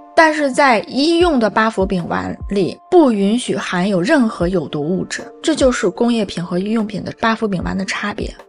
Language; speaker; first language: Chinese; native; Chinese